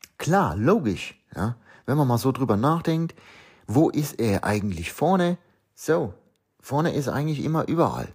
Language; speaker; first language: German; native; German